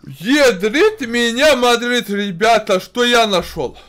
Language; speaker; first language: Russian; native; Russian